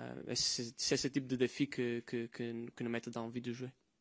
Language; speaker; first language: French; non-native, fluent; Portuguese